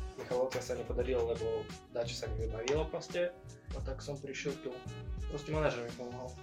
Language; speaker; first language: Slovak; non-native, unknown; Russian